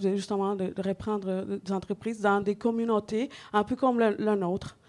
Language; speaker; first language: French; non-native, fluent; Spanish